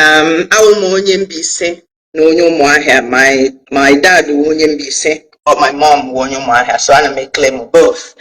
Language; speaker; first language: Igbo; early bilingual, heritage; Igbo